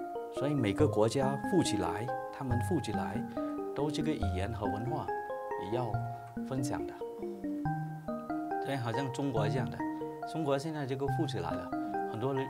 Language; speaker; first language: Chinese; early bilingual, heritage; Chinese